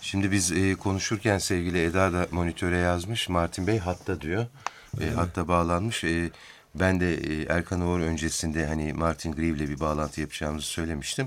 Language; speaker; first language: Turkish; native; Turkish